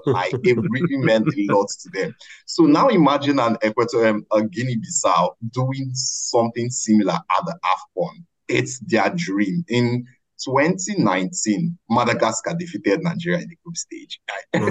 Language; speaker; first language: English; non-native, local second language; Igbo